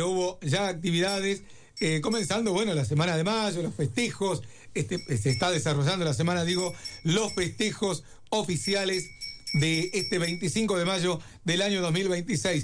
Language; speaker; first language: Spanish; native; Spanish